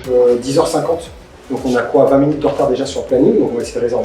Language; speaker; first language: French; native; French